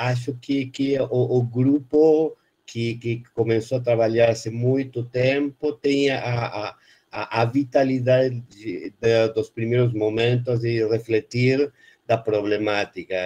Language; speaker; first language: Portuguese; non-native, fluent; Spanish